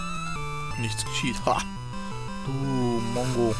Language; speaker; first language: German; native; German